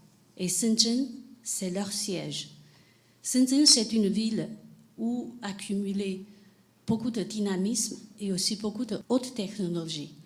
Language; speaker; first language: French; non-native, fluent; Chinese